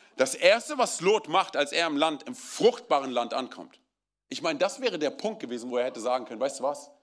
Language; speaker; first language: German; early bilingual, other home language; Romanian